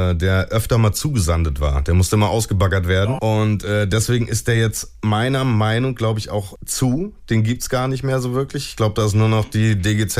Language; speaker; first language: German; native; German